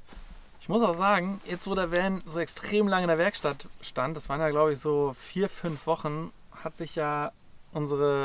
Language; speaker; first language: German; native; German